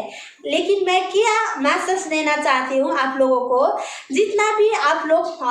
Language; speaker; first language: Hindi; non-native, local second language; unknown